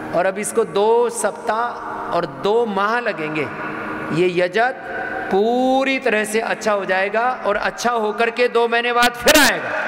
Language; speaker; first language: Hindi; native; Hindi